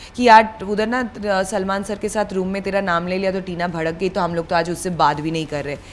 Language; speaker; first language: Hindi; non-native, local second language; Bangla